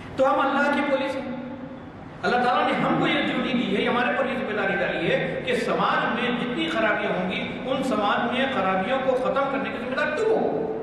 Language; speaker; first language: Urdu; native; Urdu